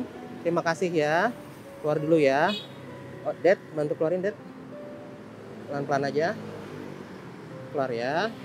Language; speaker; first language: Indonesian; native; Indonesian